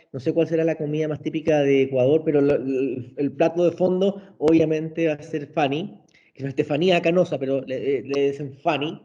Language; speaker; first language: Spanish; native; Spanish